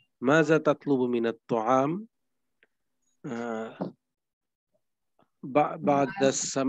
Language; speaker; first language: Arabic; non-native, learner; Bangla